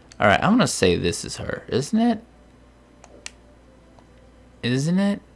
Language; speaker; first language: English; native; English